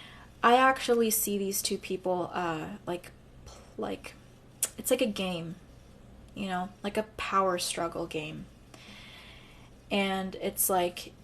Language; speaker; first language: English; native; English